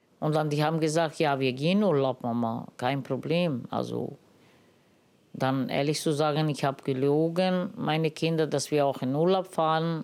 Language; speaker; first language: German; non-native, learner; Romany